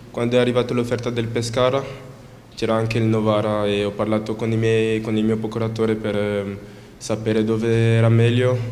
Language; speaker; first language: Italian; non-native, fluent; French